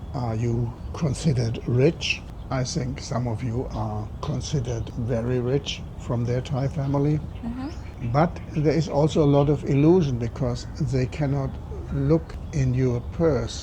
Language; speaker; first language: English; non-native, fluent; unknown